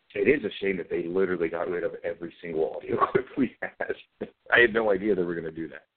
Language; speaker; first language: English; native; English